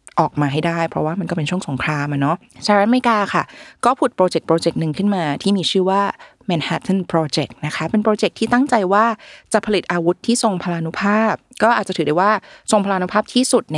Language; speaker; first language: Thai; native; Thai